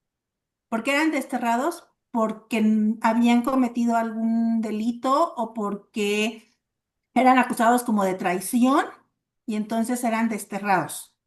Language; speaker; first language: Spanish; native; Spanish